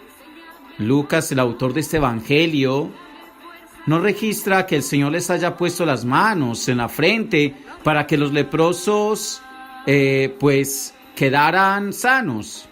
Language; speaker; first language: Spanish; native; Spanish